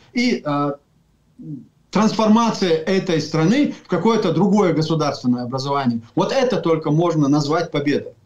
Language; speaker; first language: Russian; non-native, local second language; Chechen